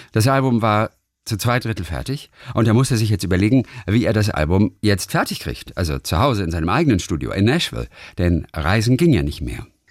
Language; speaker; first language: German; native; German